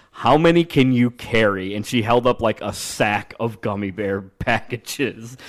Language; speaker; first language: English; native; English